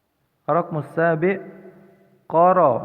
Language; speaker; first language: Arabic; non-native, fluent; Indonesian